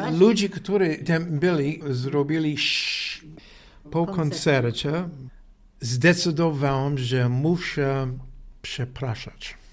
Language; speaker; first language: Polish; non-native, learner; English